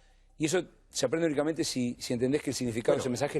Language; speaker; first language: Spanish; native; Spanish